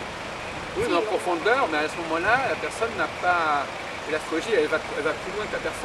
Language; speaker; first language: French; native; French